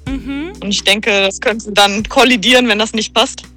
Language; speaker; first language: German; native; German